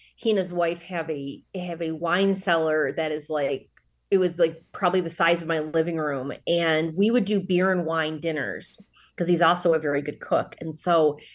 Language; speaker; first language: English; native; English